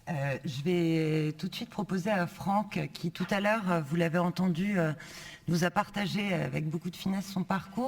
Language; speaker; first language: French; native; French